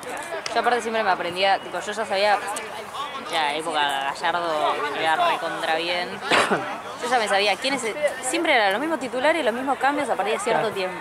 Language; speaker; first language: Spanish; native; Spanish